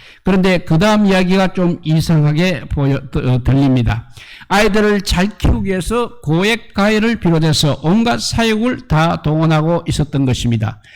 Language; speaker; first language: Korean; native; Korean